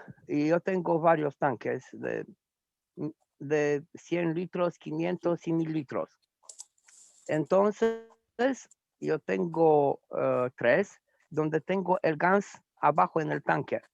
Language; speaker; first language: Spanish; non-native, fluent; Romanian